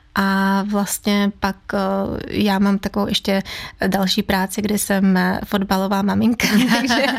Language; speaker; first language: Czech; non-native, fluent; Ukrainian